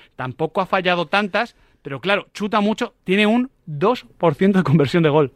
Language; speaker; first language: Spanish; native; Spanish